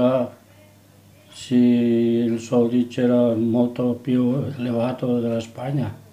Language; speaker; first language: Italian; non-native, learner; Catalan